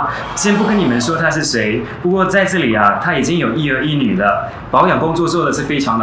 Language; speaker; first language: Chinese; native; Chinese